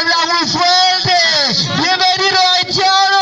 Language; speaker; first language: Spanish; non-native, learner; Haitian Creole